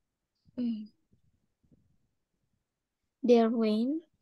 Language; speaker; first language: German; non-native, learner; Indonesian